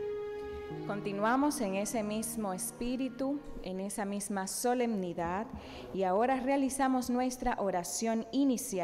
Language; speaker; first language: Spanish; native; Spanish